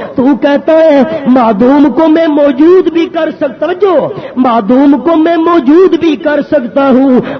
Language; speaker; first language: Urdu; non-native, local second language; Pashto